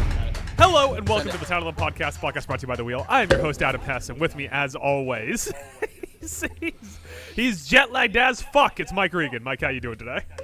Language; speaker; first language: English; native; English